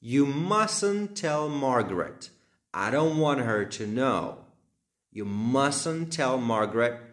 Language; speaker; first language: English; non-native, fluent; Slovak